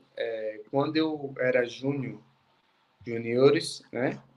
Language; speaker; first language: Portuguese; native; Portuguese